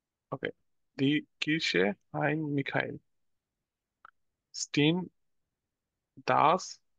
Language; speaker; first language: German; non-native, learner; Bangla